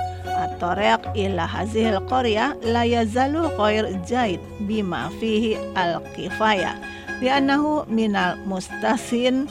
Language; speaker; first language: Arabic; non-native, fluent; Indonesian